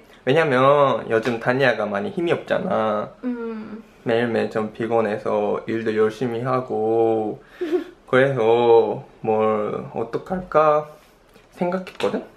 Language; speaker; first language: Korean; non-native, learner; Japanese